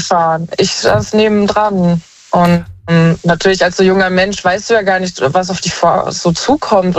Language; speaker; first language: German; native; German